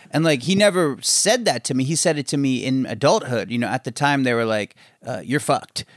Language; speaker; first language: English; native; English